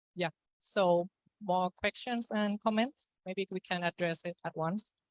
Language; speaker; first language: English; non-native, fluent; Thai